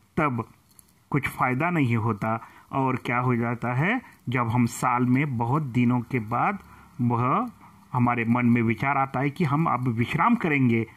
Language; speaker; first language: Hindi; non-native, local second language; Marathi